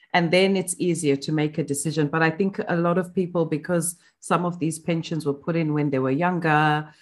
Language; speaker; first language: English; non-native, local second language; Shona